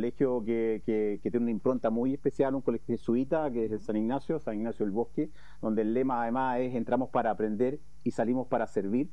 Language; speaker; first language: Spanish; native; Spanish